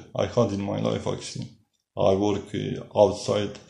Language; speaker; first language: English; non-native, learner; Polish